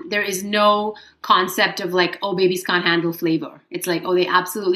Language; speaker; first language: English; non-native, local second language; Hindi